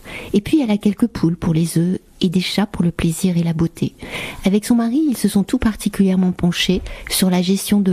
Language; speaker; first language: French; native; French